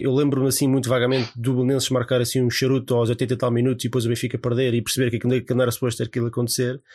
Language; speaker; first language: Portuguese; native; Portuguese